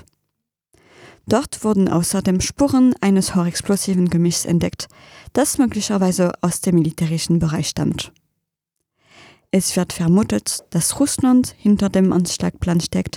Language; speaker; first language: German; non-native, fluent; French